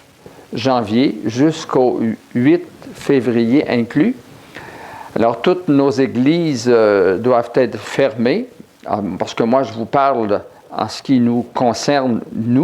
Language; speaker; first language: French; native; French